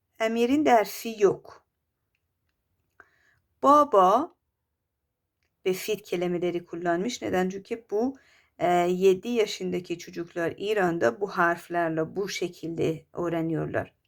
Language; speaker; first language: Turkish; non-native, fluent; Persian